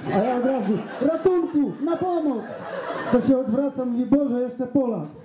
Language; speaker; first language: Polish; native; Polish